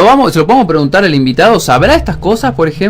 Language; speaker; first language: Spanish; native; Spanish